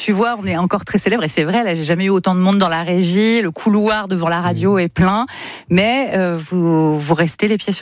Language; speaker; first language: French; native; French